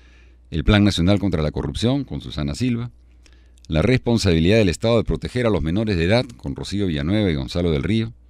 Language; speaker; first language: Spanish; native; Spanish